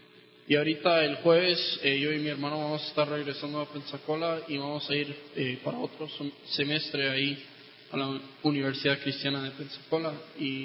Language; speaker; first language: Spanish; non-native, local second language; English